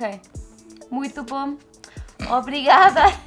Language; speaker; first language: Portuguese; non-native, learner; Danish